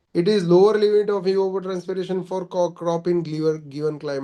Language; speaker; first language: English; non-native, local second language; Gujarati